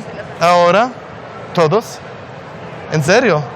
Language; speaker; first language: Spanish; non-native, learner; Polish